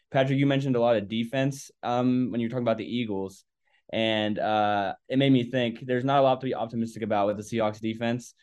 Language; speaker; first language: English; native; English